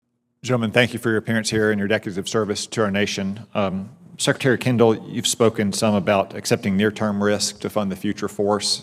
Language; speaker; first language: English; native; English